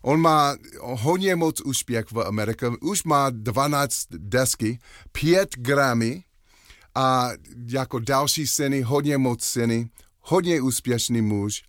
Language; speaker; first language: Czech; non-native, learner; English